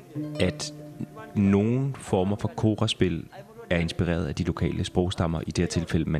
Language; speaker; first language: Danish; native; Danish